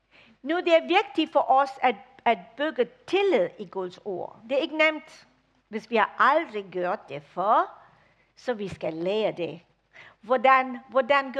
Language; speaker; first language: Danish; non-native, fluent; English